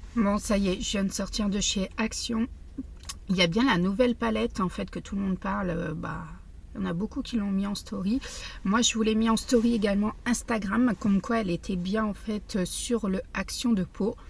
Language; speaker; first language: French; native; French